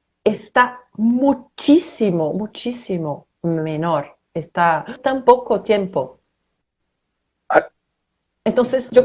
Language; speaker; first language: Spanish; non-native, fluent; Portuguese